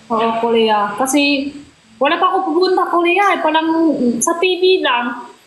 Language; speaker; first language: Filipino; non-native, learner; Korean